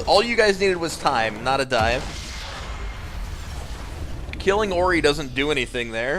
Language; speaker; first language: English; native; English